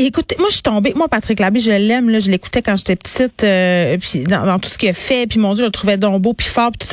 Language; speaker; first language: French; native; French